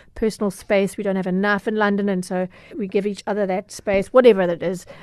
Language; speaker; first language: English; native; English